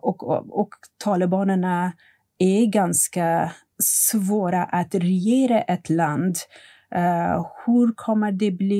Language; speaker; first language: Swedish; non-native, fluent; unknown